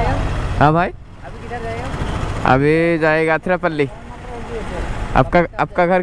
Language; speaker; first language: Hindi; non-native, local second language; Bangla